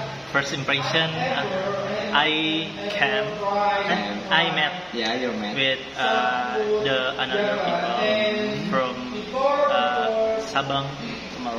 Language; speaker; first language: English; non-native, learner; Indonesian